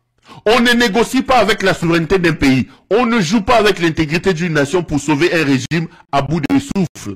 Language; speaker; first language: French; non-native, local second language; Lingala